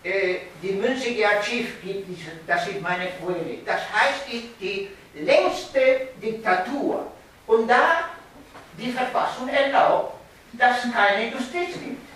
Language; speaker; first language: German; non-native, learner; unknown